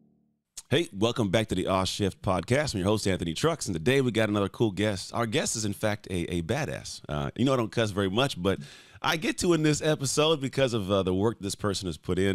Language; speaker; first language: English; native; English